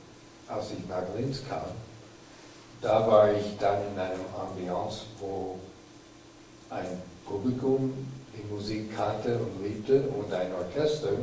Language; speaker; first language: German; non-native, fluent; English